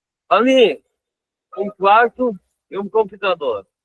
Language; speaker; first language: Portuguese; non-native, learner; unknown